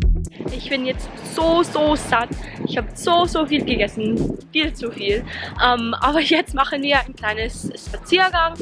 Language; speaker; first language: German; non-native, learner; English